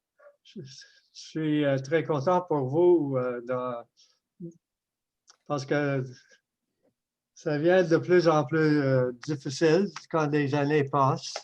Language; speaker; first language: French; non-native, fluent; English